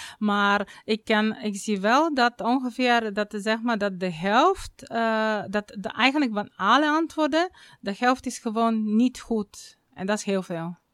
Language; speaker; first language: Dutch; non-native, fluent; Bulgarian